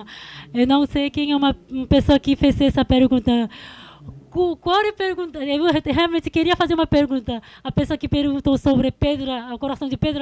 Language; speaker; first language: Portuguese; non-native, fluent; Korean